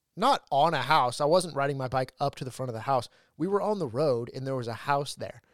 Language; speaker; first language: English; native; English